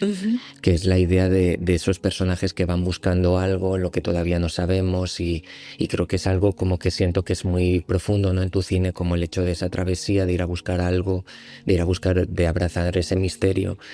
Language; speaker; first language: Spanish; native; Spanish